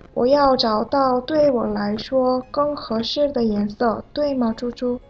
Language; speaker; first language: Chinese; non-native, fluent; Korean